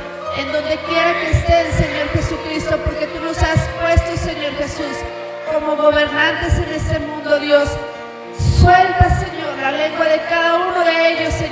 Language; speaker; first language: Spanish; native; Spanish